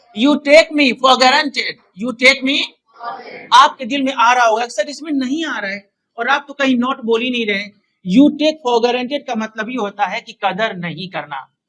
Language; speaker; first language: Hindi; native; Hindi